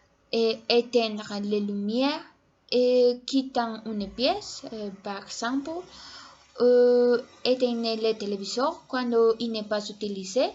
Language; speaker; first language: French; non-native, learner; Spanish